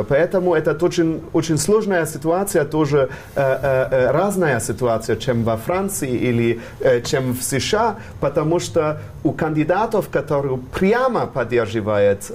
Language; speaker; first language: Russian; non-native, fluent; German